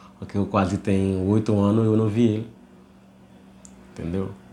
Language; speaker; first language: Portuguese; non-native, learner; Haitian Creole